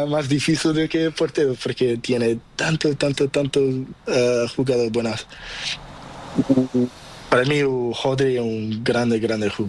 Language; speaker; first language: Spanish; non-native, learner; Portuguese